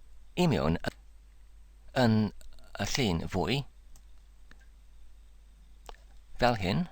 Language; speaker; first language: Welsh; non-native, learner; English